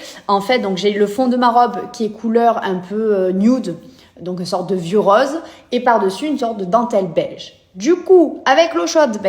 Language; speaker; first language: French; native; French